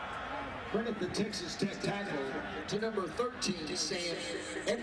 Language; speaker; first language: English; native; English